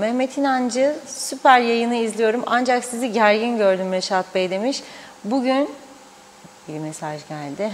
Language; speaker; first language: Turkish; native; Turkish